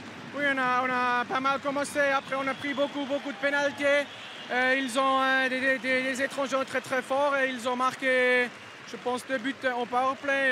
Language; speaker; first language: French; non-native, local second language; German